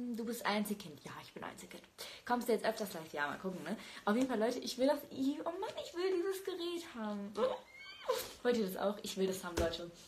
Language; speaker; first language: German; early bilingual, other home language; Turkish